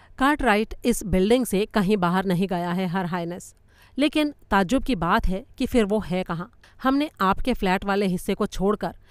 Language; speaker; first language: Hindi; native; Hindi